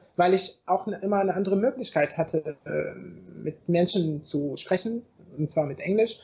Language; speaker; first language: German; non-native, fluent; Arabic